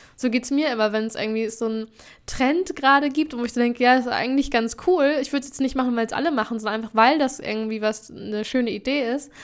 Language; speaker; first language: German; native; German